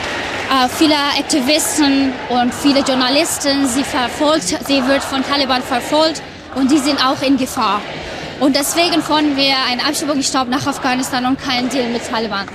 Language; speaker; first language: German; non-native, learner; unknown